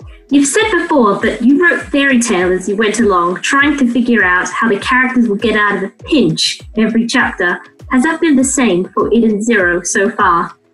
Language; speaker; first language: English; native; English